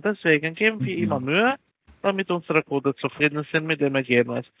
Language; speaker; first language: German; non-native, learner; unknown